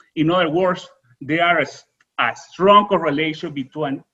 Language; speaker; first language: English; non-native, fluent; Spanish